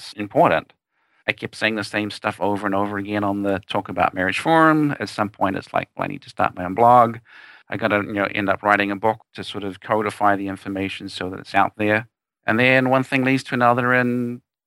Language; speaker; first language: English; native; English